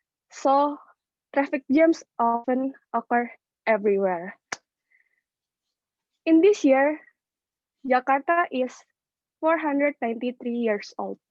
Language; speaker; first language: English; non-native, local second language; Indonesian